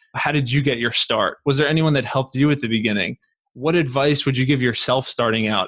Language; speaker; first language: English; native; English